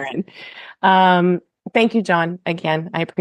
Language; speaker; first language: English; native; English